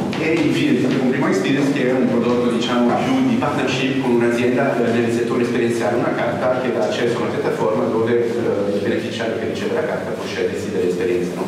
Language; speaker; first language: Italian; non-native, fluent; French